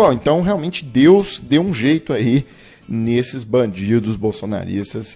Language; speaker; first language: Portuguese; native; Portuguese